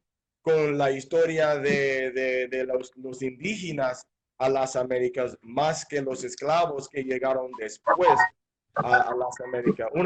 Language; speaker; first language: Spanish; non-native, fluent; English